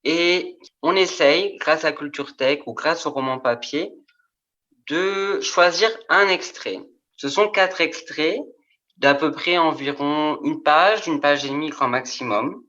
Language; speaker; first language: French; native; French